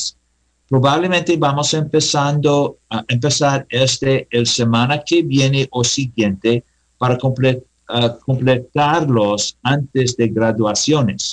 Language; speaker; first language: Spanish; non-native, learner; English